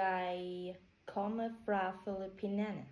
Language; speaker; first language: Danish; non-native, learner; Filipino